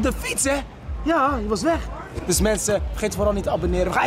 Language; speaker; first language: Dutch; native; Dutch